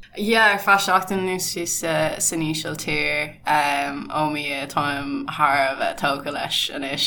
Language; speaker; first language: Irish; non-native, local second language; English